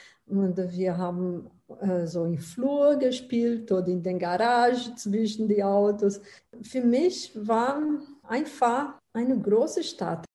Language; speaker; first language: German; non-native, fluent; Portuguese